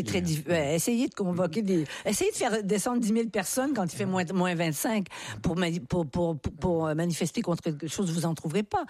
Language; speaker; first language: French; native; French